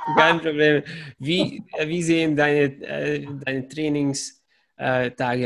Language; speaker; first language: German; non-native, fluent; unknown